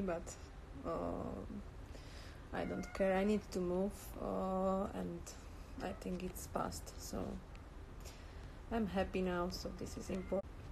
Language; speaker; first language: English; non-native, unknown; Slovak